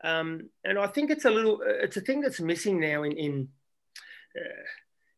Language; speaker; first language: English; native; English